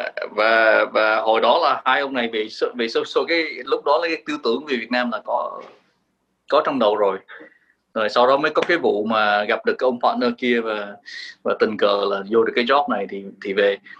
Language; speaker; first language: Vietnamese; native; Vietnamese